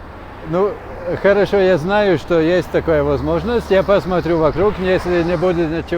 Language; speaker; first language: Russian; non-native, fluent; Latvian